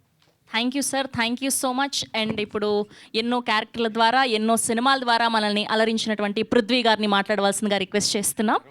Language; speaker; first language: Telugu; native; Telugu